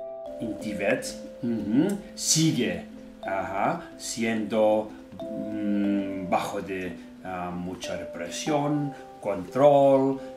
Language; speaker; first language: Spanish; non-native, learner; Tibetan